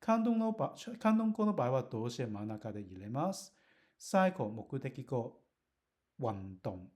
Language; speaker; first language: Japanese; non-native, learner; Cantonese